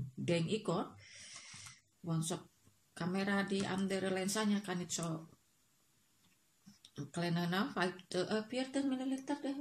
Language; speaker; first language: Dutch; non-native, learner; Indonesian